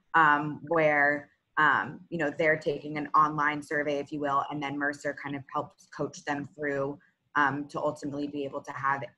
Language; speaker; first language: English; native; English